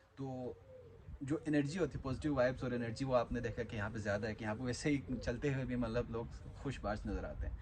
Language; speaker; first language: Urdu; non-native, local second language; Balti